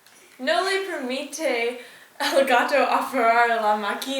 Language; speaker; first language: Spanish; non-native, learner; English